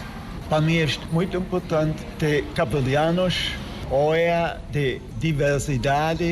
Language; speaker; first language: Portuguese; non-native, learner; German